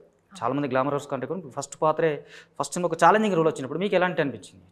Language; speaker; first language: Telugu; native; Telugu